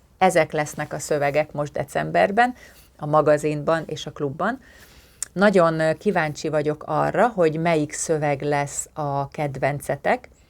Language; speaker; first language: Hungarian; native; Hungarian